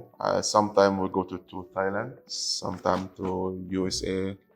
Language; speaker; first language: English; non-native, learner; Arabic